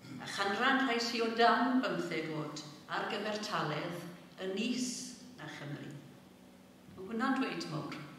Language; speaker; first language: Welsh; native; Welsh